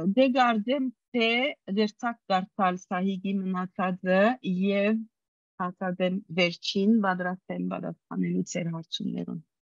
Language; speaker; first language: Armenian; early bilingual, heritage; Armenian